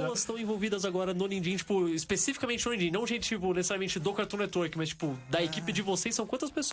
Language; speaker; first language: Portuguese; native; Portuguese